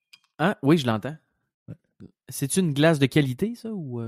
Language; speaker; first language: French; native; French